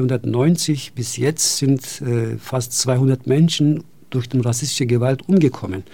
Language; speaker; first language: German; non-native, fluent; Turkish